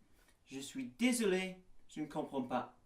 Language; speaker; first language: French; non-native, learner; English